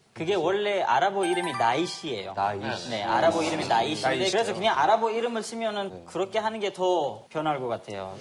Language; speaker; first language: Korean; non-native, fluent; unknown